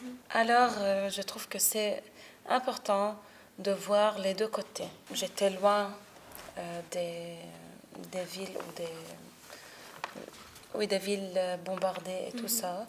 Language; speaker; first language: French; non-native, local second language; Arabic